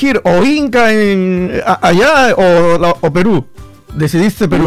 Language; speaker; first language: Spanish; native; Spanish